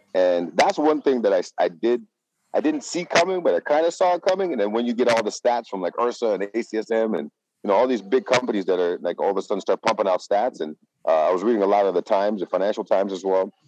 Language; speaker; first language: English; non-native, fluent; Dutch